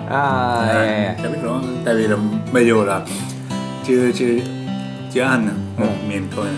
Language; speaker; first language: Vietnamese; non-native, learner; Japanese